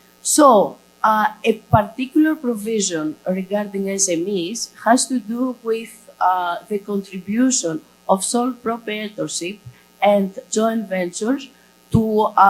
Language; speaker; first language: English; non-native, fluent; Greek